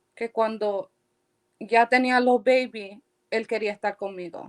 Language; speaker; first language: Spanish; early bilingual, heritage; Spanish